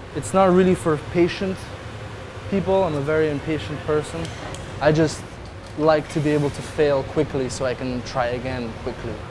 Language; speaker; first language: English; non-native, fluent; Italian